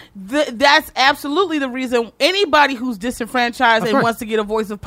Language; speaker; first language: English; native; English